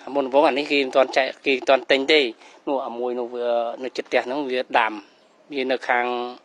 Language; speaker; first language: Khmer; native; Khmer